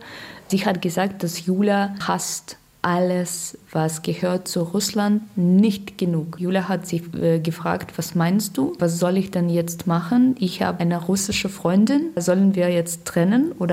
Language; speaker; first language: German; non-native, learner; Russian